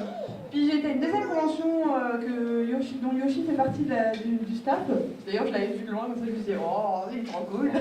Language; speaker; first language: French; native; French